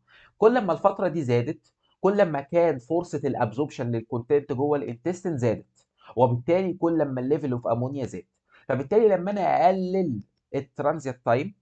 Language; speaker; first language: Arabic; native; Arabic